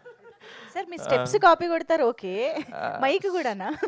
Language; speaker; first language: Telugu; native; Telugu